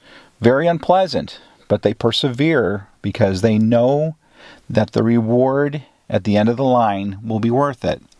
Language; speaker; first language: English; native; English